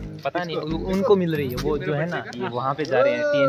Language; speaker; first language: Hindi; native; Hindi